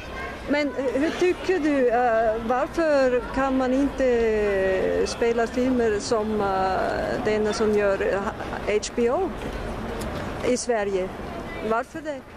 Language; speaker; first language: Swedish; non-native, fluent; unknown